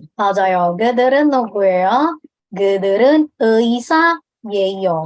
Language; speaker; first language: Korean; non-native, fluent; Indonesian